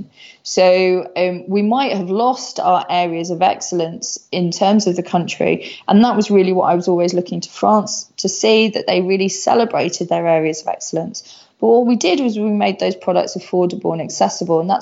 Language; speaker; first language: English; native; English